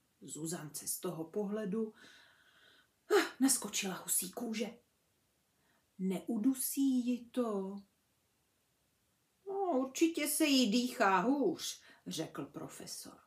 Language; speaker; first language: Czech; native; Czech